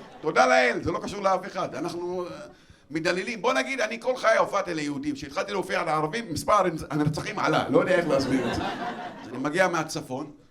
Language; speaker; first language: Hebrew; non-native, local second language; Arabic